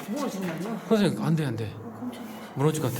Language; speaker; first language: Korean; native; Korean